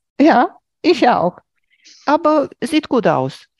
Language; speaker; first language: German; non-native, fluent; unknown